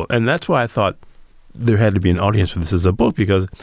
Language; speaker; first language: English; native; English